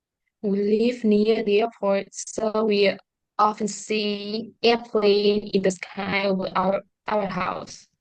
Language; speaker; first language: English; non-native, learner; Vietnamese